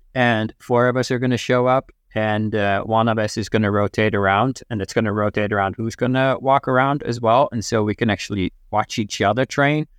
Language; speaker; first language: English; non-native, fluent; Dutch